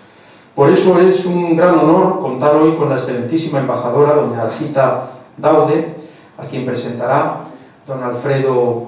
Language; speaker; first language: Spanish; native; Spanish